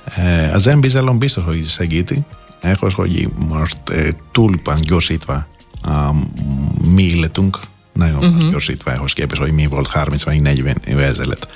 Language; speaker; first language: Hungarian; non-native, fluent; Greek